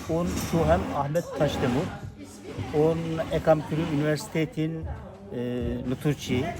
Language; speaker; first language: Albanian; non-native, fluent; Turkish